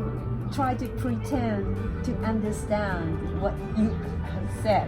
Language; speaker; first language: English; non-native, learner; Japanese